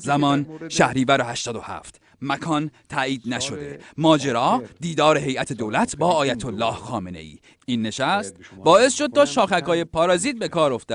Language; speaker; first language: Persian; native; Persian